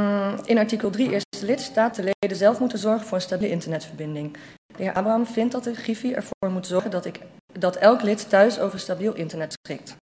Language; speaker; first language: Dutch; native; Dutch